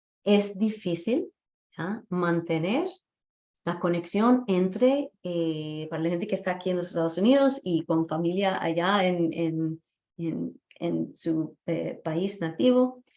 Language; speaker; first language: Spanish; non-native, fluent; English